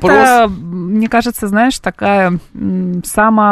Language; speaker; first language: Russian; native; Russian